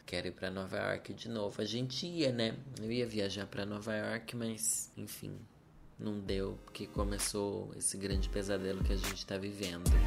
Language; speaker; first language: Portuguese; native; Portuguese